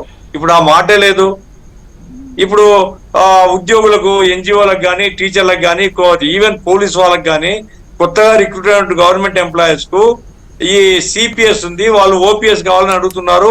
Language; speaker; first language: Telugu; native; Telugu